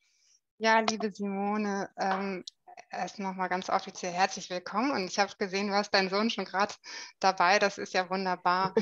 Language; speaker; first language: German; native; German